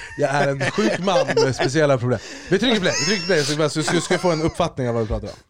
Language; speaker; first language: Swedish; early bilingual, other home language; Arabic